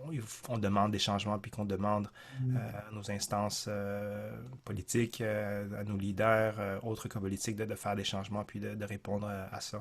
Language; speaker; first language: French; native; French